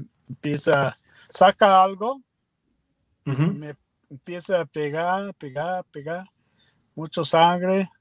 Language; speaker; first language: Spanish; non-native, learner; English